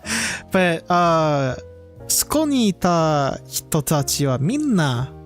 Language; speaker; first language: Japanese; non-native, learner; English